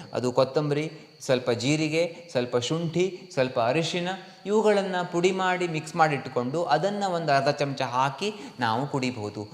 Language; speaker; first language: Kannada; native; Kannada